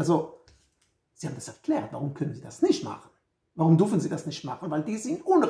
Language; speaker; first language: German; non-native, fluent; Hebrew